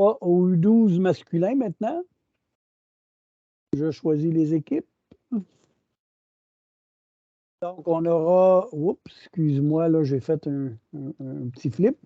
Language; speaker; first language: French; native; French